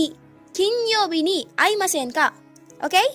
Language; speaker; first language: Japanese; non-native, fluent; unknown